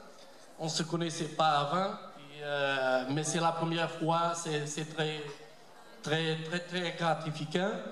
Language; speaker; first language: French; non-native, learner; Portuguese